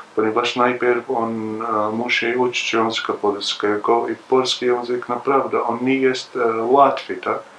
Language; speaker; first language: Polish; non-native, learner; Arabic